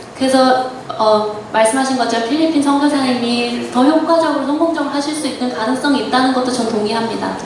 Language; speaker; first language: Korean; native; Korean